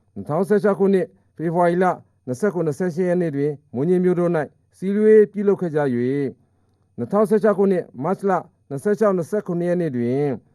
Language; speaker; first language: Burmese; non-native, local second language; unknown